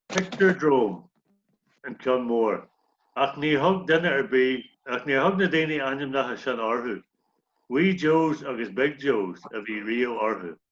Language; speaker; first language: Irish; native; Irish